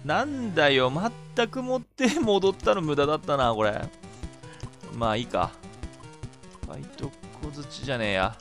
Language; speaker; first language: Japanese; native; Japanese